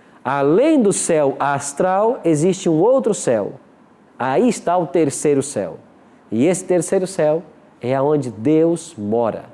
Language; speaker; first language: Portuguese; native; Portuguese